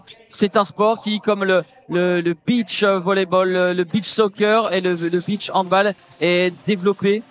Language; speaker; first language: French; native; French